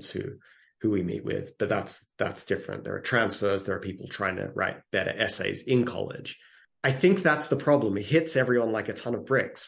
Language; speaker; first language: English; native; English